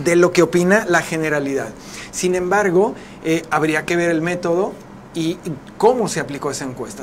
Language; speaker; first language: Spanish; native; Spanish